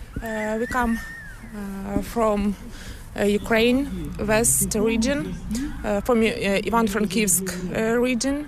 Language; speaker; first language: English; non-native, learner; Ukrainian